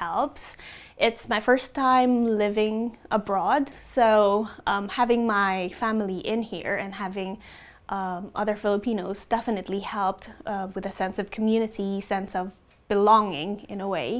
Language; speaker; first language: English; non-native, local second language; Hiligaynon